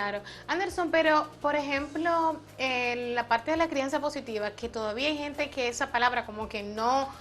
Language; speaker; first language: Spanish; native; Spanish